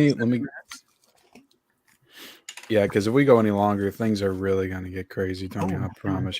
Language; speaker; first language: English; native; English